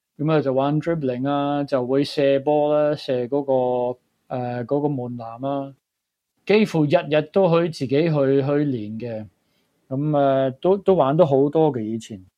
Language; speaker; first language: Cantonese; early bilingual, heritage; Cantonese